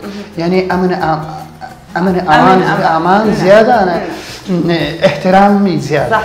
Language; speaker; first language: Arabic; non-native, learner; Persian